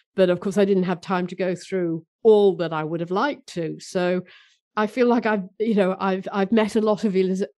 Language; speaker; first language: English; native; English